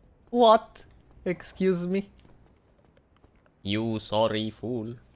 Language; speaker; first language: English; non-native, fluent; Italian